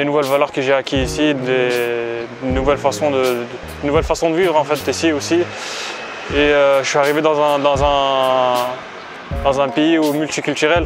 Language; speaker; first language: French; early bilingual, other home language; Arabic